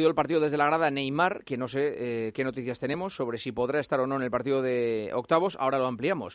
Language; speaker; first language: Spanish; native; Spanish